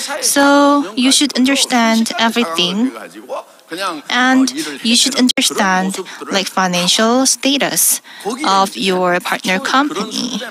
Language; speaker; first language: English; non-native, fluent; Korean